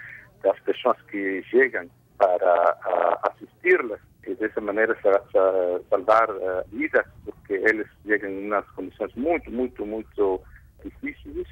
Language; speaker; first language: Portuguese; non-native, fluent; Spanish